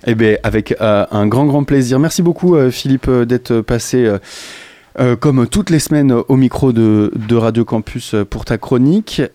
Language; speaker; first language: French; native; French